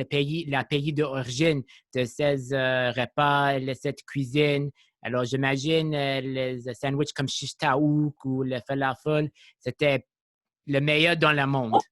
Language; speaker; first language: French; non-native, local second language; English